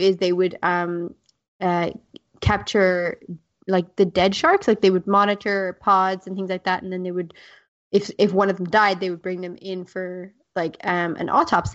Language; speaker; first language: English; native; English